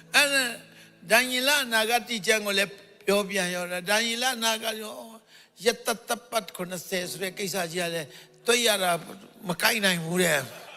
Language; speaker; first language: Burmese; non-native, local second language; Kachin